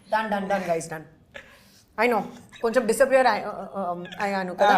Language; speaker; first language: Telugu; non-native, fluent; Hindi